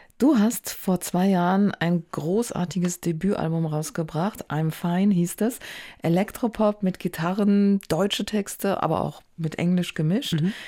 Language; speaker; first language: German; native; German